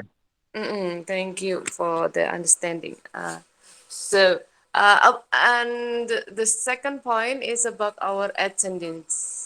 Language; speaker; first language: English; non-native, learner; Indonesian